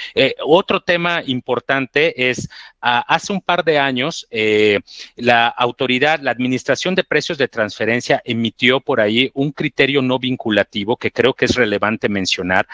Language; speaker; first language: Spanish; native; Spanish